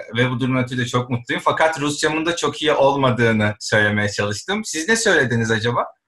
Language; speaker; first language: Turkish; native; Turkish